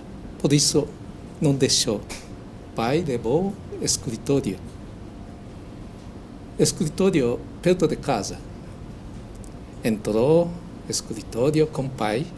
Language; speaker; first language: Portuguese; non-native, learner; Japanese